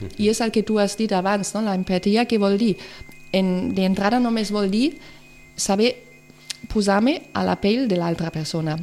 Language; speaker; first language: Catalan; non-native, local second language; Spanish